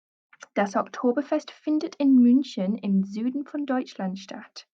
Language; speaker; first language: German; non-native, fluent; English